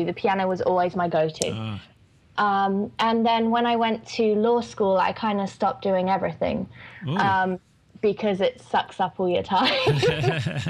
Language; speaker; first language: English; native; English